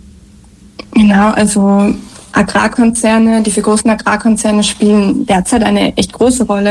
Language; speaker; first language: German; native; German